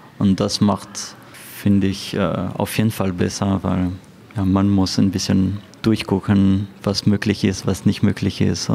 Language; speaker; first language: German; non-native, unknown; French